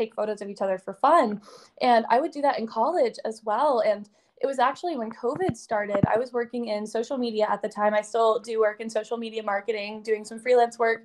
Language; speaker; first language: English; native; English